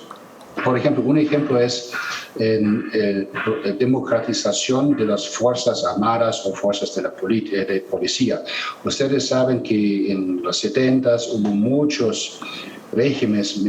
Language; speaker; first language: Spanish; non-native, fluent; German